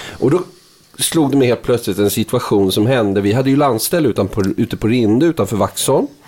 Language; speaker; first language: Swedish; native; Swedish